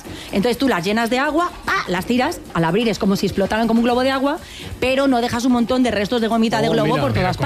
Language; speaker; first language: Spanish; native; Spanish